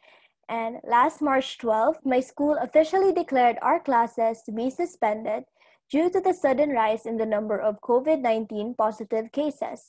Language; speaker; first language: English; non-native, local second language; Cebuano